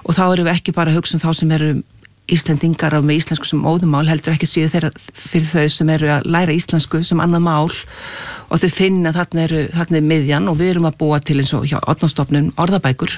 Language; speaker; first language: Icelandic; native; Icelandic